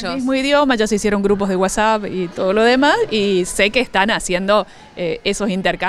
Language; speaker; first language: Spanish; native; Spanish